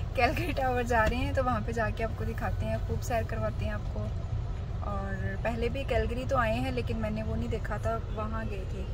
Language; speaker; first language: Urdu; non-native, local second language; Punjabi